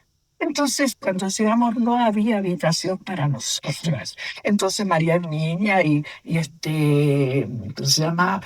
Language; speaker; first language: Spanish; native; Spanish